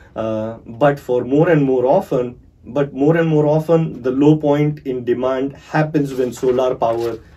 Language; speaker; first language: English; non-native, local second language; Marathi